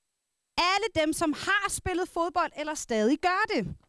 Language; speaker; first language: Danish; non-native, local second language; Kalaallisut